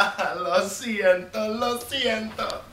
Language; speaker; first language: Spanish; non-native, learner; English